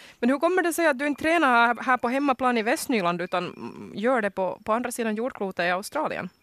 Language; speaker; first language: Swedish; native; Swedish